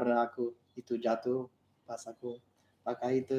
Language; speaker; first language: Indonesian; non-native, learner; English